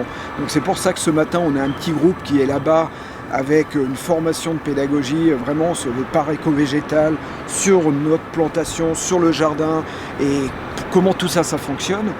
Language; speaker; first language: French; native; French